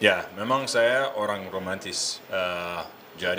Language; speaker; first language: Indonesian; non-native, learner; English